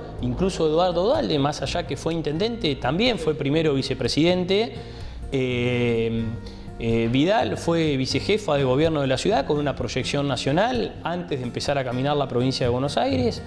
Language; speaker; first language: Spanish; native; Spanish